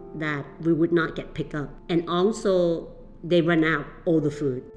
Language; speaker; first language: English; early bilingual, other home language; Vietnamese